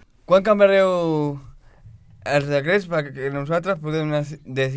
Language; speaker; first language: Catalan; non-native, local second language; Spanish